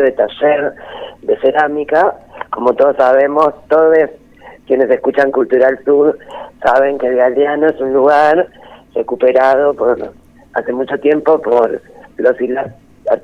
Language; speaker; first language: Spanish; native; Spanish